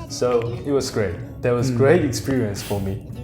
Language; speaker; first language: English; non-native, learner; Korean